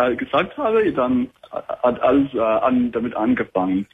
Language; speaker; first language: German; non-native, fluent; English